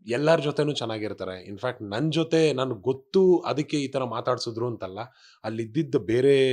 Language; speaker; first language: Kannada; non-native, local second language; Kodava